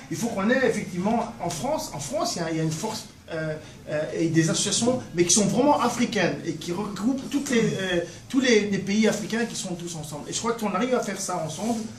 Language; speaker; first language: French; early bilingual, other home language; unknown